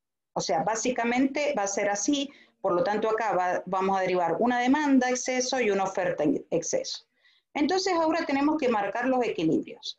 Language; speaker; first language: Spanish; native; Spanish